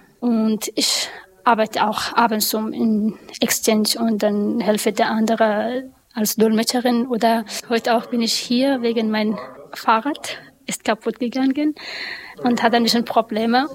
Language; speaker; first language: German; non-native, learner; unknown